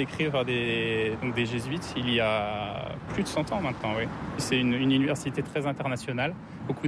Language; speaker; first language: French; native; French